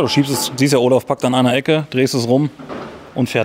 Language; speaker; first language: German; native; German